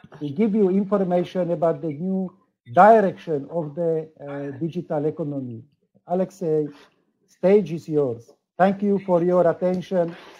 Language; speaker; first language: English; non-native, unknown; Slovak